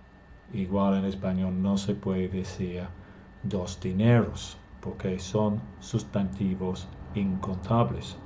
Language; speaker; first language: Spanish; non-native, fluent; English